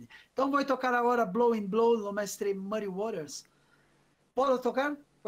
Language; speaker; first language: Spanish; non-native, fluent; Portuguese